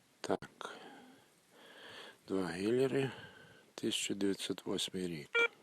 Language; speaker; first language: Ukrainian; native; Ukrainian